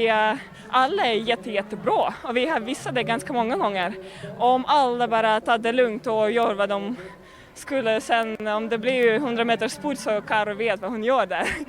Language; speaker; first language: Swedish; non-native, fluent; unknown